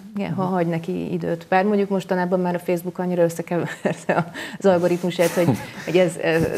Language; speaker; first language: Hungarian; native; Hungarian